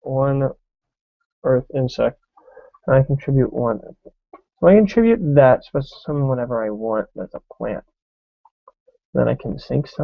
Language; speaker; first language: English; native; English